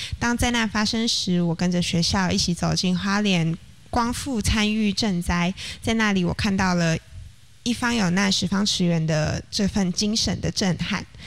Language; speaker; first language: Chinese; native; Chinese